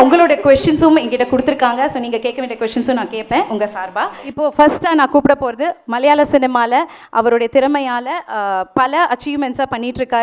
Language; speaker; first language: Tamil; native; Tamil